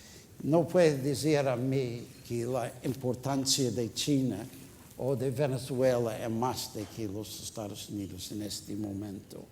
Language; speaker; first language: Spanish; non-native, fluent; English